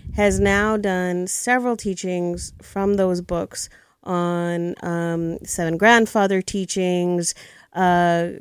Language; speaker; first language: English; early bilingual, other home language; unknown